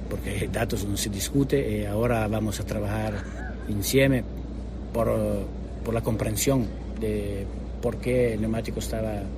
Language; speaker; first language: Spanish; non-native, learner; Italian